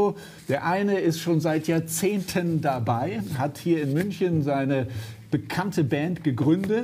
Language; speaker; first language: German; native; German